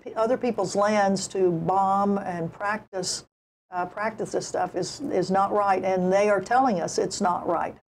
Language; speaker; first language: English; native; English